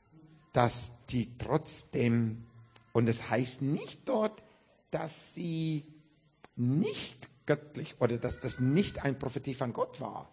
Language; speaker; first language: German; non-native, fluent; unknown